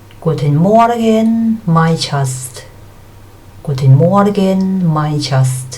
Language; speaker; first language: German; non-native, fluent; Thai